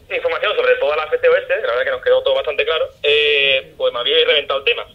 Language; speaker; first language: Spanish; native; Spanish